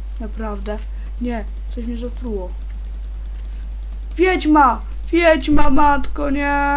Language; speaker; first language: Polish; native; Polish